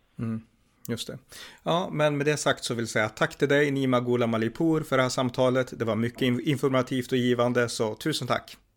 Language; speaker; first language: Swedish; native; Swedish